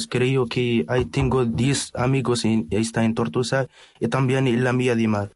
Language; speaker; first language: Spanish; non-native, learner; Arabic